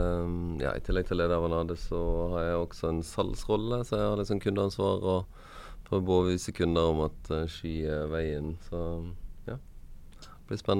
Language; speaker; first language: Norwegian; native; Norwegian